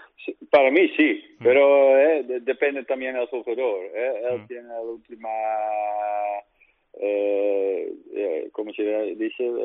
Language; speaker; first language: Spanish; non-native, learner; Dutch